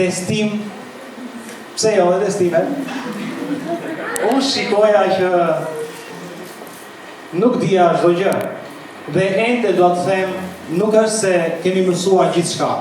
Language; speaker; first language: Albanian; native; Albanian